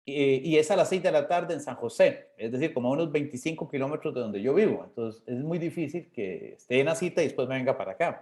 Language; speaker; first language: Spanish; native; Spanish